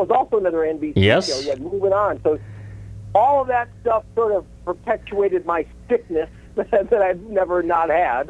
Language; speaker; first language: English; native; English